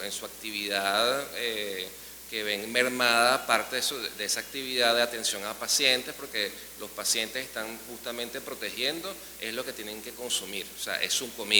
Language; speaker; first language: Spanish; native; Spanish